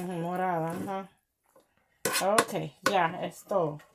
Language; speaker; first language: Spanish; non-native, learner; English